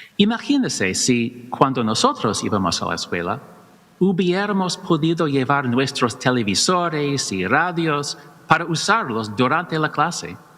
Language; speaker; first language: Spanish; non-native, learner; English